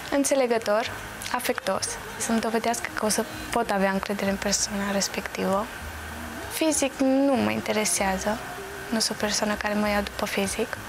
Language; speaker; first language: Romanian; early bilingual, heritage; Romanian